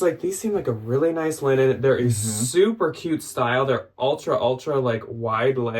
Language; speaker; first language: English; native; English